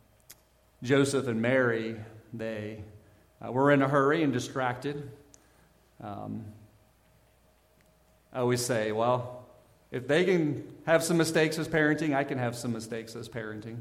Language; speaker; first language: English; native; English